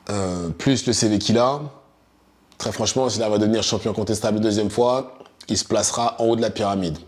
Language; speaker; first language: French; native; French